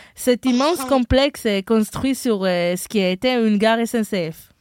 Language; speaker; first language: French; non-native, fluent; Hebrew